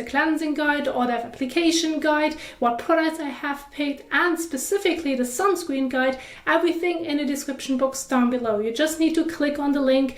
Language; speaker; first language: English; non-native, fluent; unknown